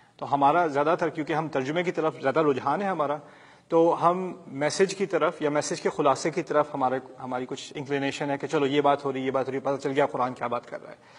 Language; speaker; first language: Urdu; early bilingual, heritage; Urdu